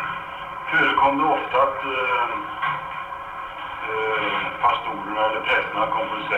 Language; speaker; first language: Swedish; non-native, fluent; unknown